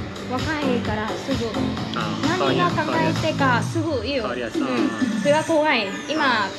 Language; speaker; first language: Japanese; non-native, learner; Vietnamese